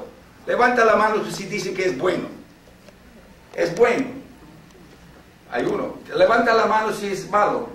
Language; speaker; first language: Spanish; non-native, fluent; English